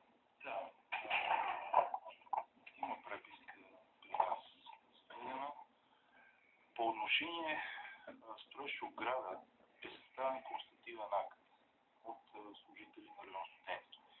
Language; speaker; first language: Bulgarian; native; Bulgarian